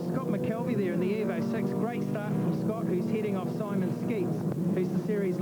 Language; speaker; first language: English; native; English